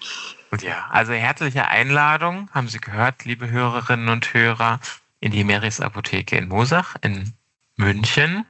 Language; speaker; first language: German; native; German